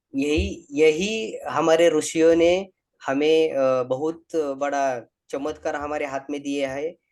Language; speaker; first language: Hindi; non-native, local second language; Marathi